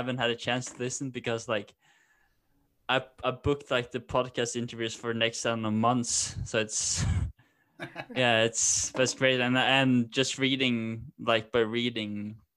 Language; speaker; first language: English; non-native, fluent; Norwegian